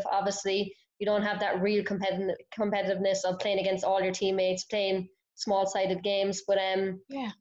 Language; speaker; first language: English; native; English